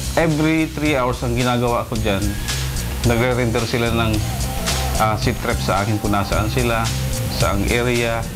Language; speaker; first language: Filipino; native; Filipino